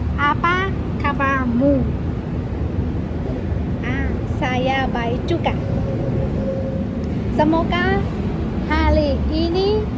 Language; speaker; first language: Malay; non-native, learner; Thai